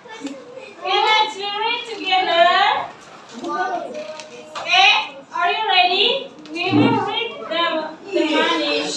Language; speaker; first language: English; non-native, learner; Indonesian